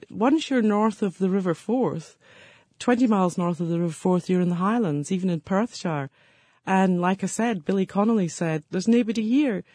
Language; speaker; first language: English; native; English